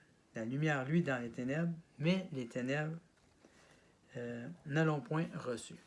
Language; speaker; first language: French; native; French